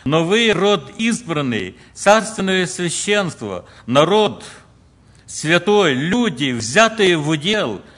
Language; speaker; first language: Russian; early bilingual, other home language; Ukrainian